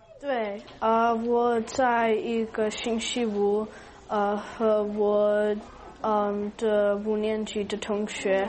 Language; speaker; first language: Chinese; non-native, learner; English